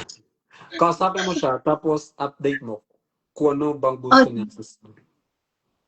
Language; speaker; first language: Filipino; non-native, learner; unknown